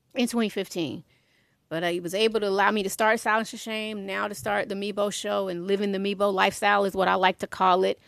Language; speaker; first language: English; native; English